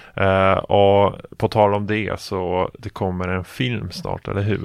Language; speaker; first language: Swedish; non-native, fluent; Polish